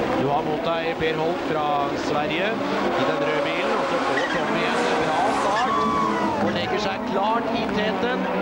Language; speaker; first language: Norwegian; native; Norwegian